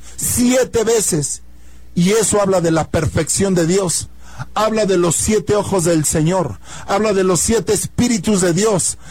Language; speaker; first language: Spanish; native; Spanish